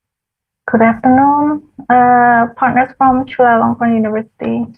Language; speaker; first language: English; non-native, fluent; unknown